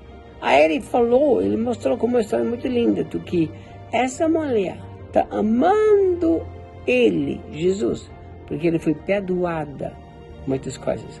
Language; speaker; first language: Portuguese; non-native, fluent; German